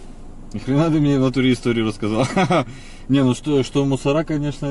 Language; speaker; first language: Russian; native; Russian